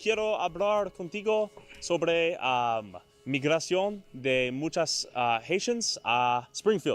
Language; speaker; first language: Spanish; non-native, learner; English